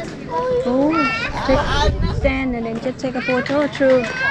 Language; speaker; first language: English; non-native, learner; Thai